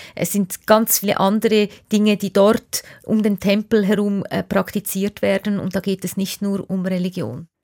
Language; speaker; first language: German; native; German